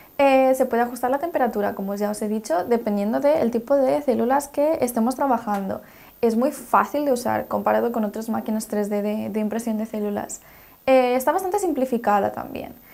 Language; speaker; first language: Spanish; native; Spanish